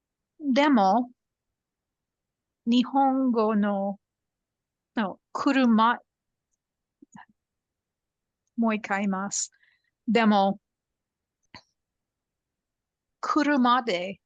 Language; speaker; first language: Japanese; non-native, learner; English